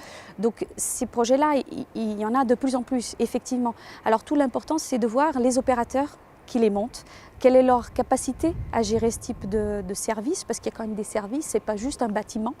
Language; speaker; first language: French; native; French